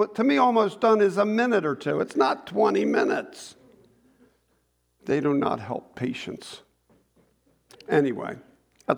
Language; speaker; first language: English; native; English